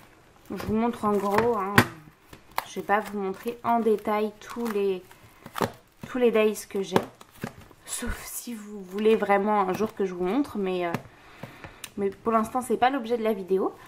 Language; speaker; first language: French; native; French